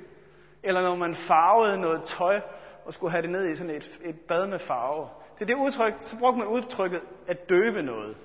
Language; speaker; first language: Danish; native; Danish